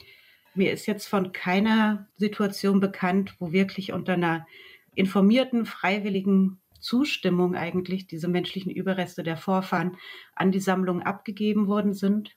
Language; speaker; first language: German; native; German